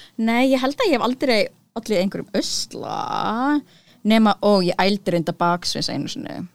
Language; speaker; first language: Icelandic; native; Icelandic